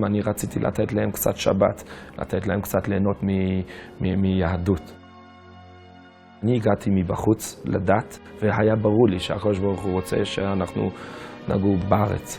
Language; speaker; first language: Hebrew; non-native, fluent; English